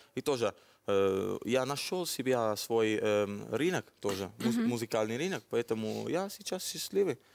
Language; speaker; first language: Russian; non-native, learner; Italian